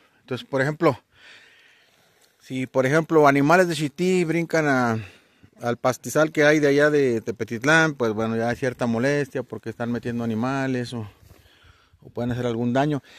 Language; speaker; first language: Spanish; native; Spanish